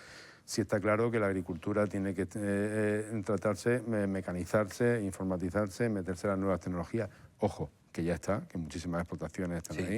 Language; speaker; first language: Spanish; native; Spanish